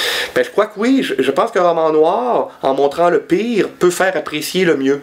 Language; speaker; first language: French; native; French